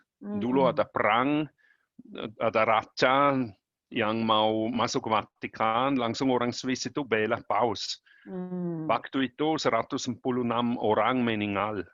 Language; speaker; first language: Indonesian; non-native, learner; German